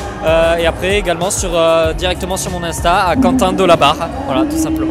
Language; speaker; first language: French; native; French